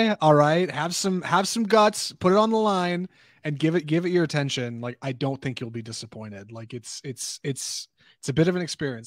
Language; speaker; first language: English; native; English